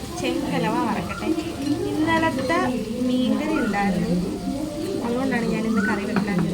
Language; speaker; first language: Malayalam; native; Malayalam